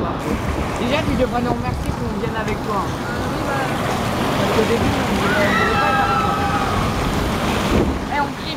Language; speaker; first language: French; native; French